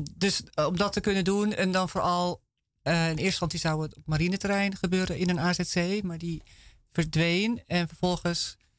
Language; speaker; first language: Dutch; native; Dutch